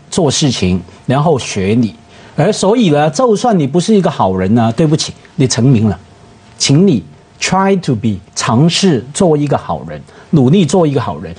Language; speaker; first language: Chinese; non-native, local second language; Cantonese